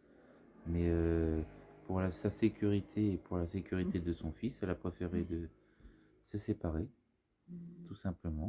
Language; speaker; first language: French; native; French